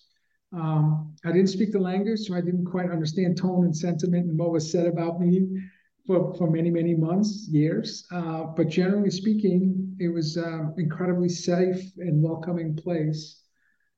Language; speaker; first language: English; early bilingual, other home language; Persian